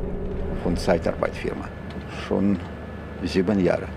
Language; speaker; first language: German; non-native, learner; Ukrainian